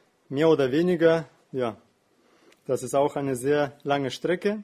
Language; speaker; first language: German; non-native, fluent; Russian